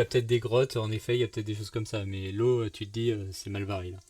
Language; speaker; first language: French; native; French